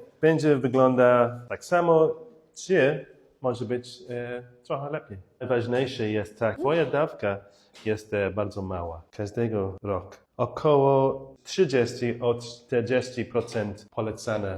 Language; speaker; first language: Polish; non-native, learner; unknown